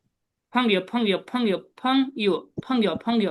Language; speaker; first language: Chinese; non-native, fluent; Bangla